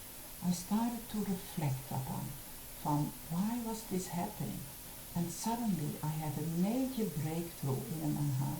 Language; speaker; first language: English; non-native, fluent; Dutch